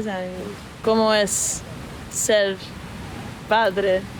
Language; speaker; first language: Spanish; non-native, learner; English